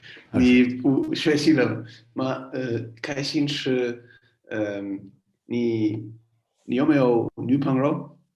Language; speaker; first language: Chinese; non-native, learner; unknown